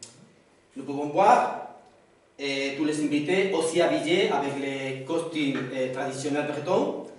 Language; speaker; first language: French; non-native, learner; Spanish